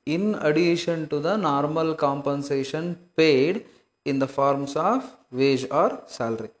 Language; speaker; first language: English; non-native, local second language; Kannada